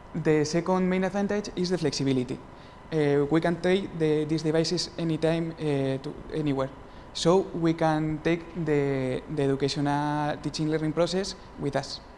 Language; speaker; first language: English; non-native, fluent; Spanish